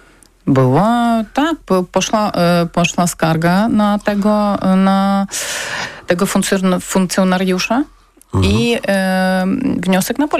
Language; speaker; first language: Polish; non-native, learner; Ukrainian